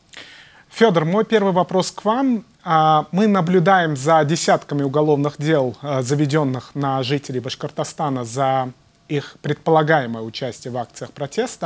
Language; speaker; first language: Russian; native; Russian